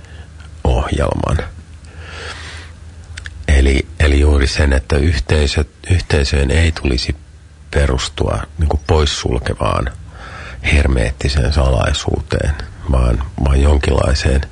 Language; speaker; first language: Finnish; native; Finnish